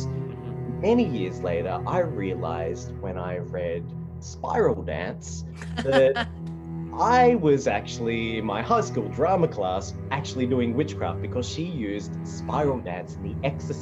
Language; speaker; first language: English; native; English